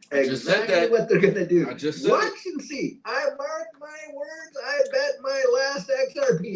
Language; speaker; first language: English; native; English